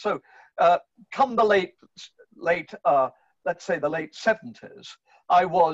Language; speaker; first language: English; native; English